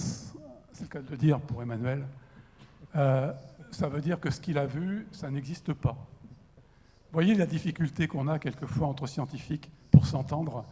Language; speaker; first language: French; native; French